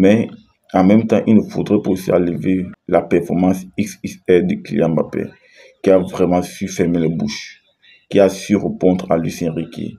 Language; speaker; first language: French; native; French